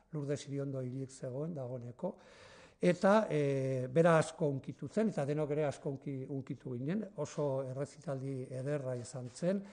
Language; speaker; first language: Basque; native; Basque